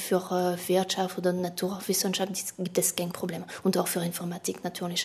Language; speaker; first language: German; non-native, fluent; French